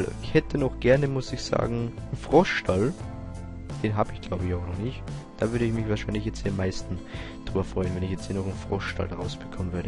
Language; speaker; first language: German; native; German